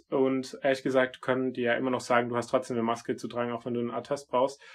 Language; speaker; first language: German; native; German